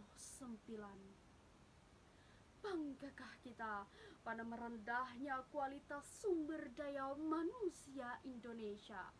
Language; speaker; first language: Indonesian; native; Indonesian